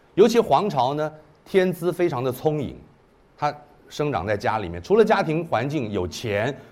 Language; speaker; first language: Chinese; native; Chinese